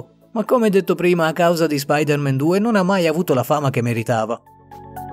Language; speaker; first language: Italian; native; Italian